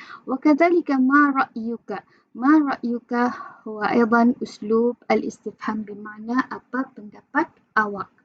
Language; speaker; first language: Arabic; non-native, fluent; Malay